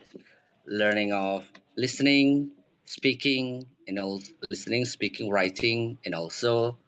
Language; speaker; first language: English; non-native, learner; Indonesian